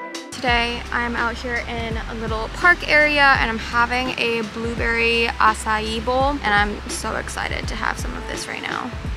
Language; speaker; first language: English; early bilingual, other home language; Japanese